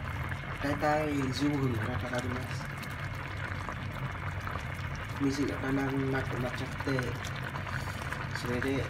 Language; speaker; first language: Japanese; non-native, learner; Vietnamese